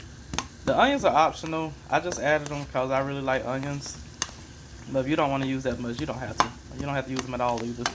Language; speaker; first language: English; native; English